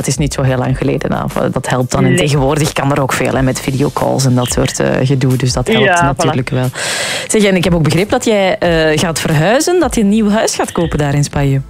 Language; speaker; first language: Dutch; native; Dutch